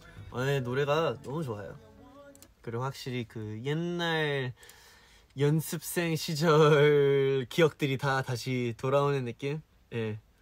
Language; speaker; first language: Korean; early bilingual, heritage; Korean